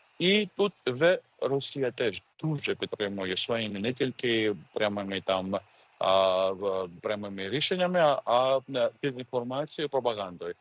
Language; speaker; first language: Ukrainian; non-native, fluent; Georgian